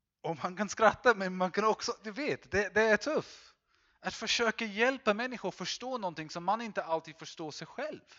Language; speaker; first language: Swedish; non-native, fluent; English